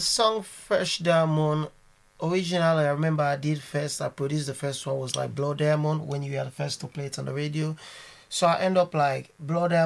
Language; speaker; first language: English; non-native, local second language; Krio